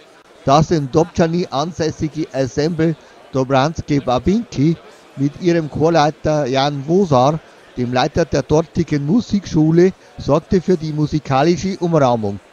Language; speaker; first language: German; native; German